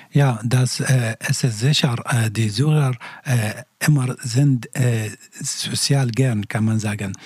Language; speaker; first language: German; non-native, learner; Arabic